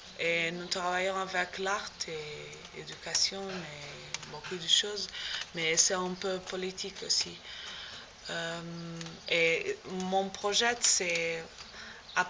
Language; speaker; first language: French; non-native, learner; Portuguese